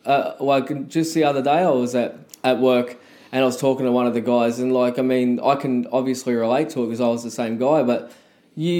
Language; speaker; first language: English; native; English